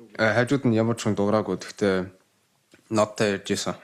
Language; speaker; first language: Mongolian; early bilingual, heritage; Mongolian